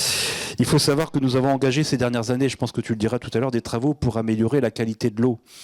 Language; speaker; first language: French; native; French